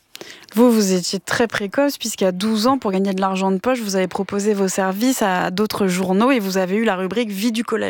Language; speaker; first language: French; native; French